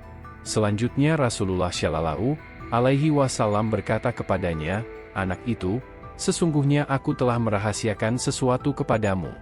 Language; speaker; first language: Indonesian; native; Indonesian